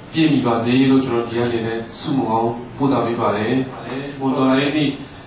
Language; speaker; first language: Burmese; non-native, local second language; Mon